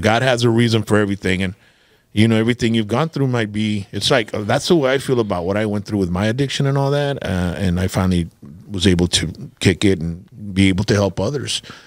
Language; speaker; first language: English; early bilingual, other home language; Spanish